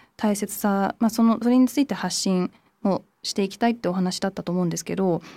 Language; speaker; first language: Japanese; early bilingual, heritage; English